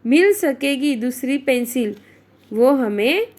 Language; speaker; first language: Hindi; non-native, local second language; Marathi